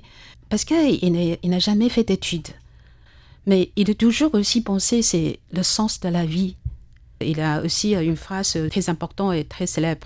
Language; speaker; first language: French; non-native, learner; Chinese